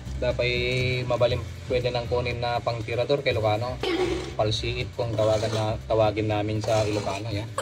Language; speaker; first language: Filipino; non-native, local second language; Iloko